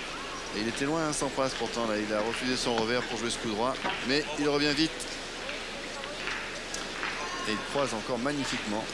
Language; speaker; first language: French; native; French